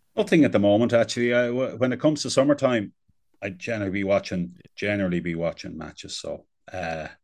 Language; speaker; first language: English; native; English